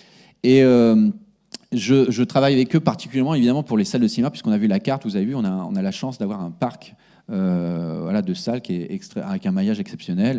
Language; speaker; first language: French; native; French